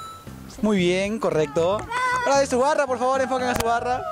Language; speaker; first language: Spanish; native; Spanish